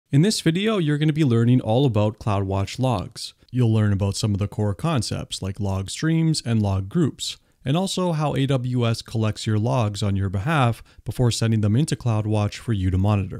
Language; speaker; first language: English; native; English